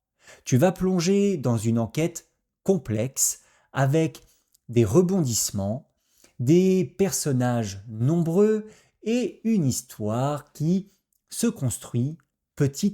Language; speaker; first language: French; native; French